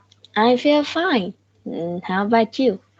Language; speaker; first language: English; non-native, learner; Vietnamese